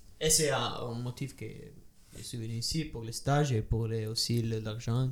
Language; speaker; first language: French; non-native, learner; Italian